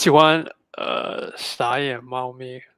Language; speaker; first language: Chinese; non-native, fluent; English